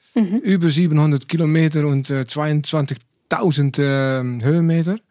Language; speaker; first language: German; non-native, learner; Dutch